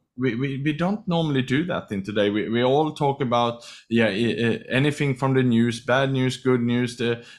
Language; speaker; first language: English; non-native, fluent; Swedish